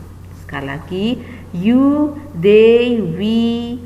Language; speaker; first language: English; non-native, fluent; Indonesian